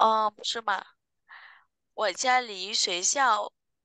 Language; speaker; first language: Chinese; non-native, fluent; Vietnamese